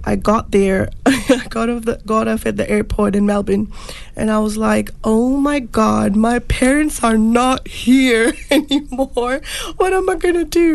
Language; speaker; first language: English; non-native, local second language; Punjabi